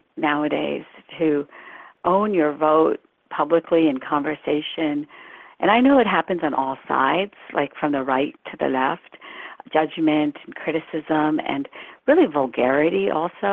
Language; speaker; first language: English; early bilingual, other home language; Urdu